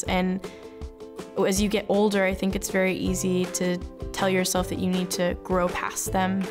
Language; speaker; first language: English; native; English